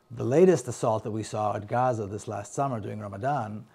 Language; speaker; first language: English; non-native, fluent; Hebrew